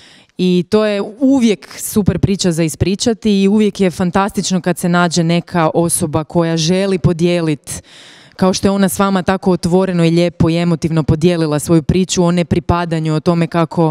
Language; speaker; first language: Croatian; native; Croatian